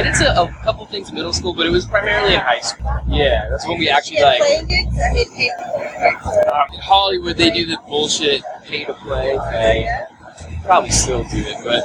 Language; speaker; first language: English; native; English